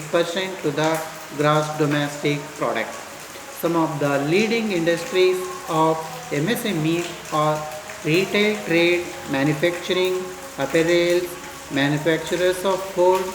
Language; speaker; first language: English; non-native, local second language; Kannada